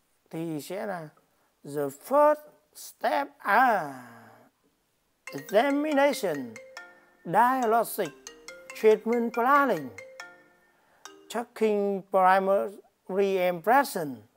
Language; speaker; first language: English; non-native, learner; Vietnamese